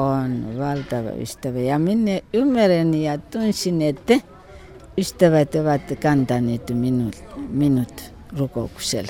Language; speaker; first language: Finnish; non-native, fluent; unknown